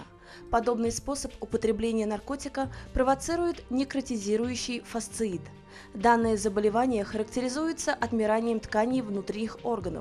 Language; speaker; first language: Russian; native; Russian